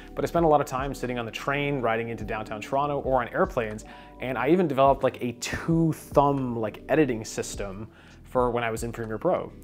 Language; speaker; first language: English; native; English